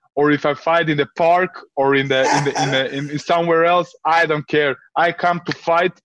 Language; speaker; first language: English; early bilingual, other home language; Serbian